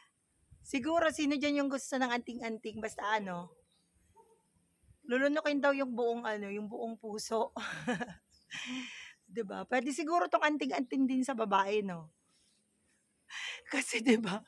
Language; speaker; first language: Filipino; non-native, local second language; Bikol